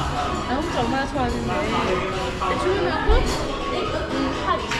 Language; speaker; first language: Korean; non-native, learner; French